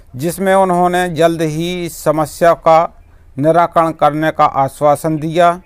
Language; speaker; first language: Hindi; native; Hindi